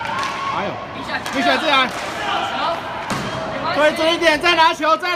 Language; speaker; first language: Chinese; native; Chinese